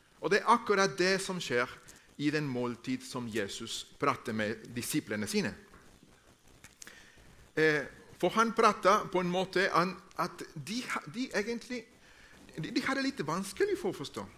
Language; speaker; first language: Norwegian; non-native, fluent; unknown